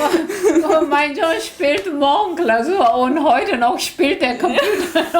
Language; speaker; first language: German; non-native, learner; Korean